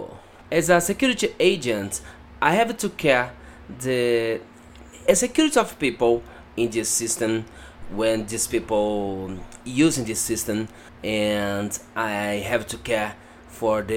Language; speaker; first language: English; non-native, learner; Portuguese